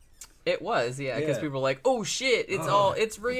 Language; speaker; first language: English; native; English